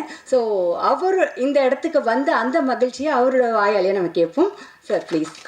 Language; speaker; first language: Tamil; native; Tamil